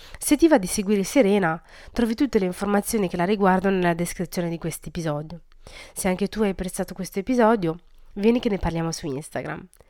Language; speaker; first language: Italian; native; Italian